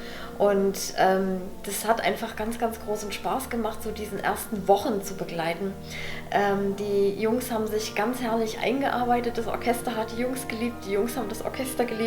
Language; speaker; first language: German; native; German